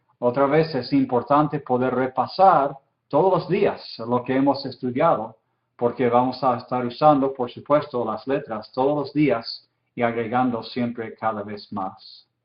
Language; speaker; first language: Spanish; non-native, fluent; English